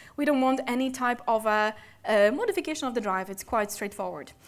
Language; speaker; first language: English; non-native, fluent; Polish